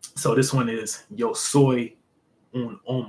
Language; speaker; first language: Spanish; non-native, learner; English